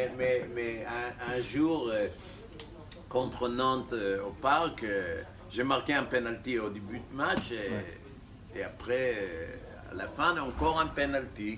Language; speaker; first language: French; non-native, fluent; Hebrew